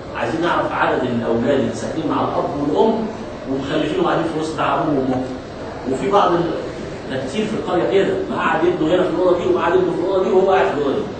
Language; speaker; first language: Egyptian Arabic; native; Egyptian Arabic